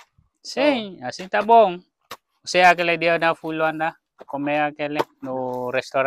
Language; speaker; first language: Portuguese; non-native, learner; Vietnamese